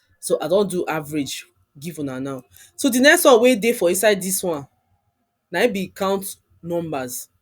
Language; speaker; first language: Nigerian Pidgin; non-native, local second language; Yoruba